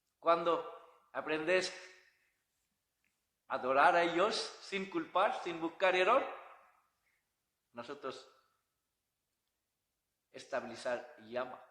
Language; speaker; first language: Spanish; non-native, learner; Bangla